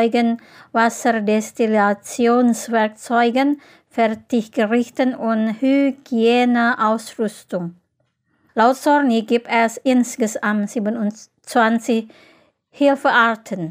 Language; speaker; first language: German; non-native, fluent; Indonesian